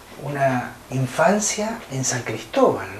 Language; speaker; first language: Spanish; native; Spanish